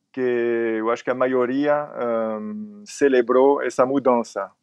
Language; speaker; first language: Portuguese; non-native, fluent; French